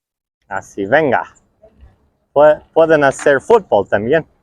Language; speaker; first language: Spanish; non-native, fluent; English